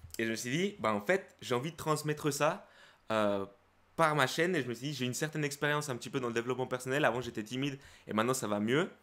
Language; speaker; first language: French; early bilingual, other home language; Spanish